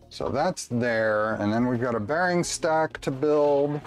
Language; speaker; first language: English; native; English